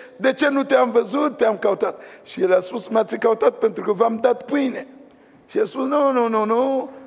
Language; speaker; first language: Romanian; non-native, fluent; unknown